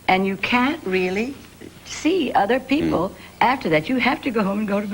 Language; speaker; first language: English; native; English